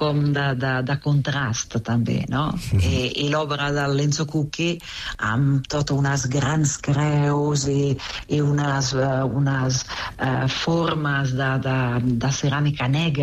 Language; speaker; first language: Catalan; non-native, fluent; Italian